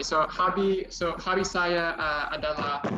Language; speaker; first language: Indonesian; non-native, learner; English